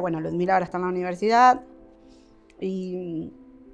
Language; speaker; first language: Spanish; native; Spanish